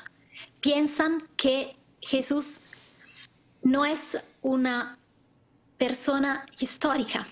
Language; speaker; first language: Spanish; non-native, learner; Italian